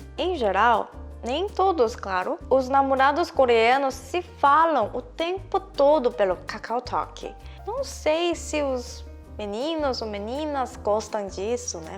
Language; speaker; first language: Portuguese; non-native, fluent; Korean